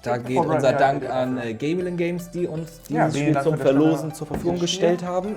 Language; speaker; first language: German; native; German